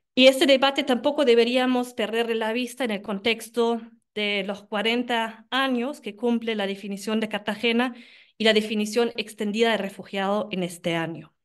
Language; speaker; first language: Spanish; non-native, fluent; German